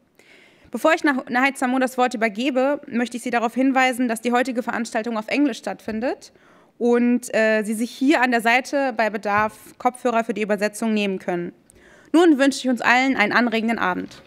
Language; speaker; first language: German; native; German